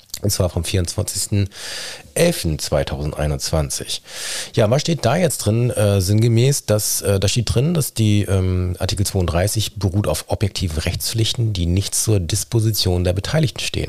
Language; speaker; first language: German; native; German